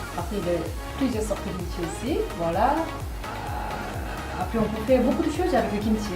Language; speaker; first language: French; non-native, learner; Korean